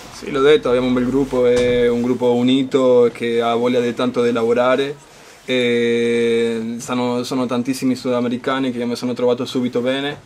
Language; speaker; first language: Italian; non-native, fluent; Spanish